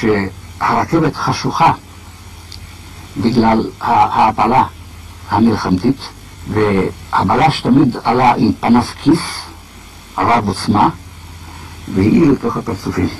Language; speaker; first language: Hebrew; non-native, fluent; Hungarian